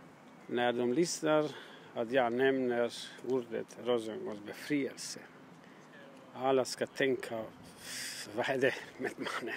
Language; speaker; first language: Swedish; non-native, learner; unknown